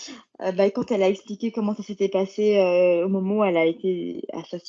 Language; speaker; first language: French; native; French